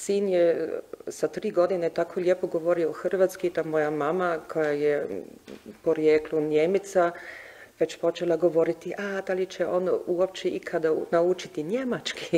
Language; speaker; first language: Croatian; non-native, fluent; German